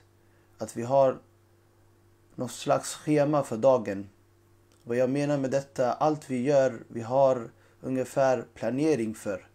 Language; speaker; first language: Swedish; non-native, fluent; Urdu